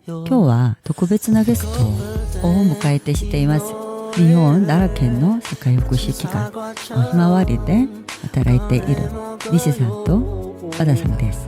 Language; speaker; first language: Japanese; non-native, learner; Korean